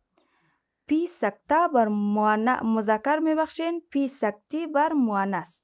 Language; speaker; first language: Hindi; non-native, fluent; Persian